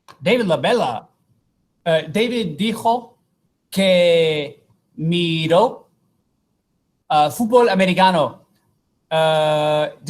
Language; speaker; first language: Spanish; non-native, fluent; English